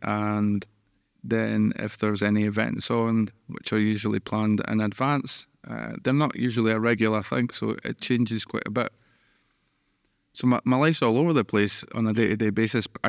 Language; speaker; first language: English; native; English